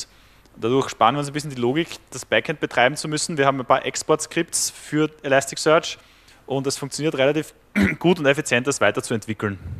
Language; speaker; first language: German; native; German